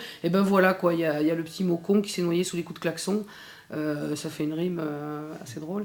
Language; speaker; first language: French; native; French